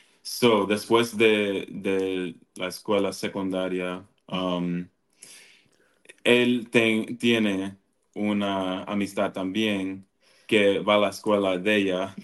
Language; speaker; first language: Spanish; early bilingual, other home language; English